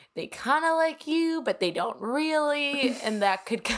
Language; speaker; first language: English; non-native, fluent; Danish